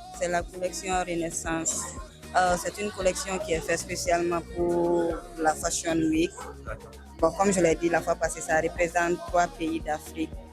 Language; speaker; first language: French; non-native, local second language; Bambara